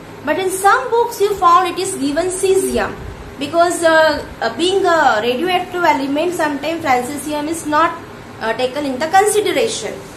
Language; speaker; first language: English; non-native, local second language; Hindi